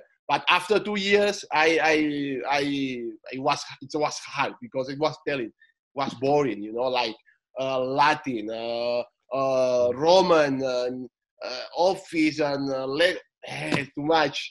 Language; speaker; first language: English; non-native, fluent; Spanish